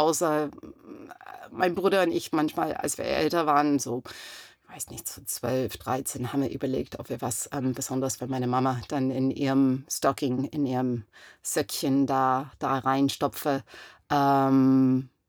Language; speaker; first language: German; non-native, fluent; English